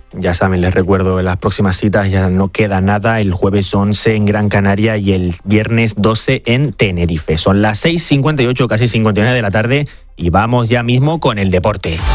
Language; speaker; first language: Spanish; native; Spanish